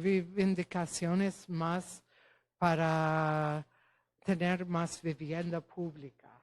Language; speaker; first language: Spanish; non-native, fluent; Polish